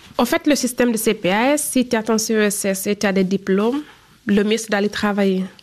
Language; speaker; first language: French; non-native, fluent; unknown